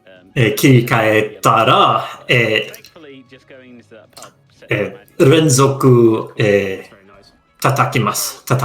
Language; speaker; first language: Japanese; non-native, fluent; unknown